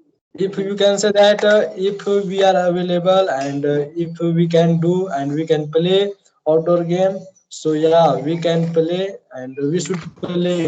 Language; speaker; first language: English; non-native, learner; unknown